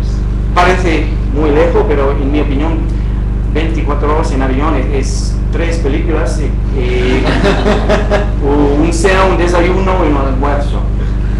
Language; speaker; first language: Spanish; non-native, fluent; English